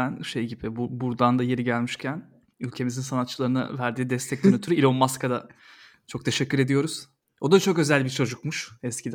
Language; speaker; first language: Turkish; native; Turkish